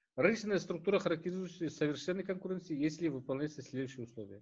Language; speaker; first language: Russian; non-native, local second language; Kazakh